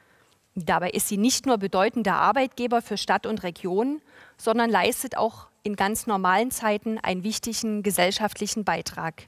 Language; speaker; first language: German; native; German